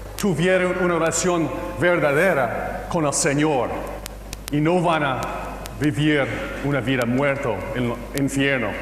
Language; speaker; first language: Spanish; non-native, fluent; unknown